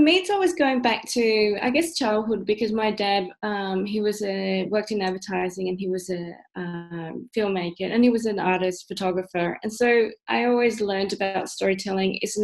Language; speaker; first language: English; native; English